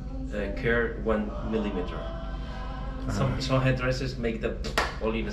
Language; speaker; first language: English; non-native, learner; Spanish